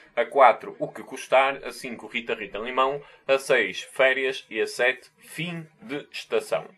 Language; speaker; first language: Portuguese; native; Portuguese